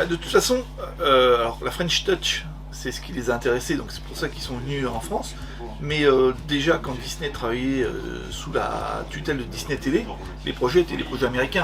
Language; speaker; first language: French; native; French